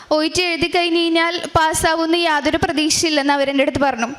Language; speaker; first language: Malayalam; native; Malayalam